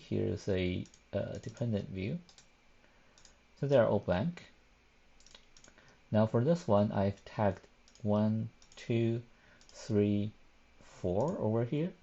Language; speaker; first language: English; non-native, fluent; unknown